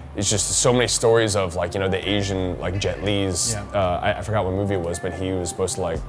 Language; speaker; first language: English; native; English